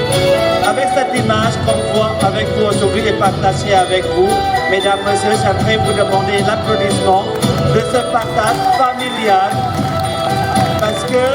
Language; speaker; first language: French; non-native, fluent; Thai